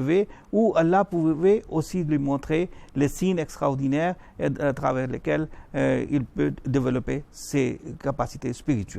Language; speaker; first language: French; non-native, fluent; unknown